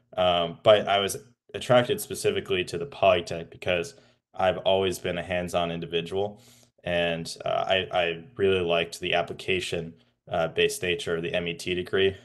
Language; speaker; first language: English; native; English